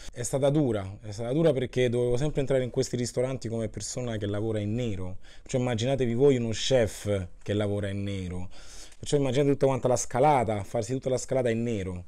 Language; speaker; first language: Italian; early bilingual, other home language; Kabuverdianu